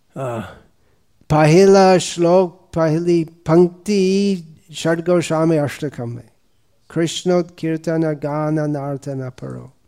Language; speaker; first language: Hindi; non-native, fluent; English